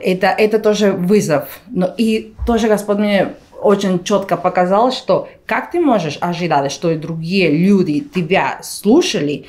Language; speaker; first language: Russian; non-native, fluent; Spanish